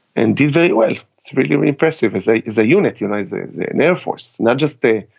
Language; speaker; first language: English; non-native, fluent; Hebrew